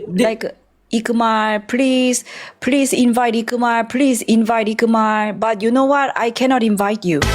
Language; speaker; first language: English; non-native, learner; Thai